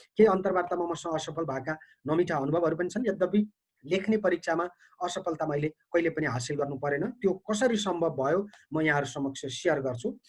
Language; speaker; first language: Nepali; native; Nepali